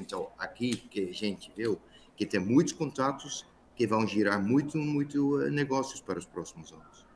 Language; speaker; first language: Portuguese; non-native, fluent; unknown